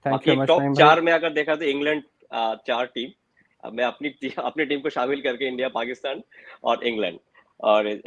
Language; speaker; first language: Hindi; non-native, fluent; Bangla